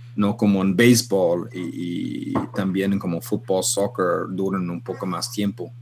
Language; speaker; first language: Spanish; non-native, fluent; English